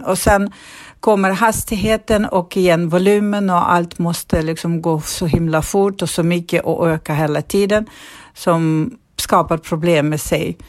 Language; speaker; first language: Swedish; non-native, fluent; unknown